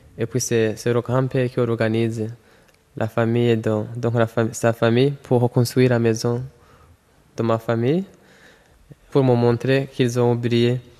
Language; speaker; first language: French; non-native, local second language; Rundi